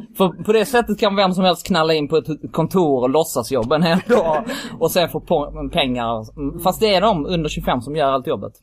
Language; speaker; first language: Swedish; early bilingual, other home language; Kurdish